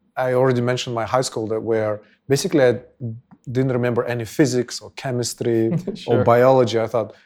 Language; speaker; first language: English; non-native, fluent; Russian